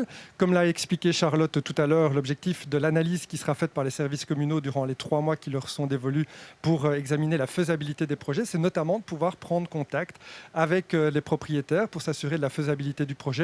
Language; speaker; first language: French; native; French